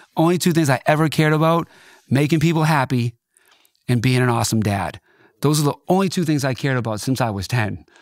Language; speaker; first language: English; native; English